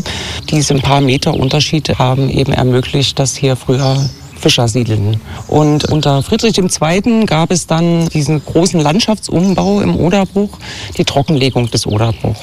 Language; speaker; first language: German; native; German